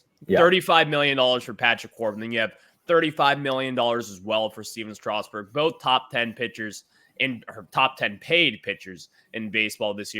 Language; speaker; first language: English; native; English